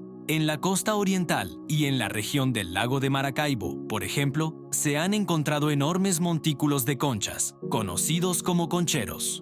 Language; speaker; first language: Spanish; native; Spanish